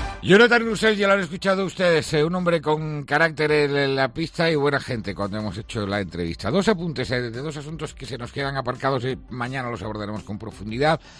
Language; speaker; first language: Spanish; native; Spanish